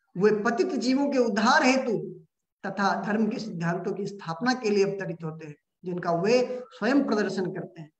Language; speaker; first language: Hindi; native; Hindi